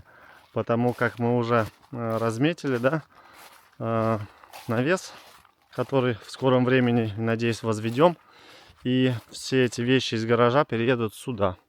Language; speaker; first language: Russian; native; Russian